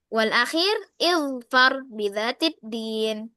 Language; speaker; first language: Arabic; non-native, fluent; Indonesian